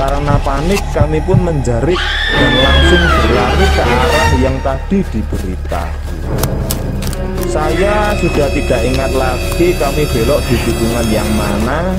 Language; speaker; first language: Indonesian; native; Indonesian